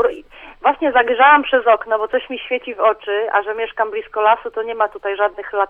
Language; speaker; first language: Polish; native; Polish